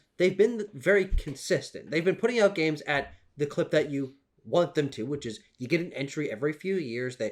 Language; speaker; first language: English; native; English